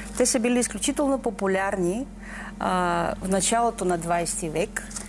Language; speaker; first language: Bulgarian; non-native, fluent; Russian